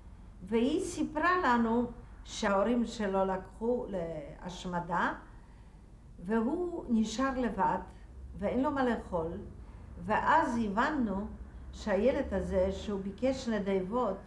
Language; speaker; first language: Hebrew; non-native, fluent; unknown